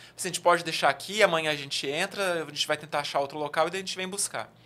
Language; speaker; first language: Portuguese; native; Portuguese